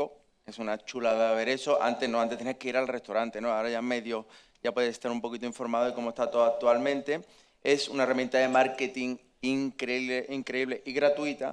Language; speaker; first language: Spanish; native; Spanish